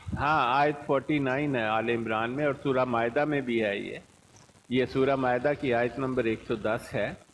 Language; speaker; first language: Urdu; non-native, local second language; Punjabi